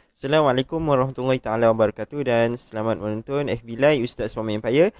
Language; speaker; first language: Malay; native; Malay